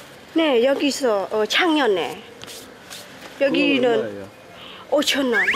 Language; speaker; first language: Korean; non-native, learner; Khmer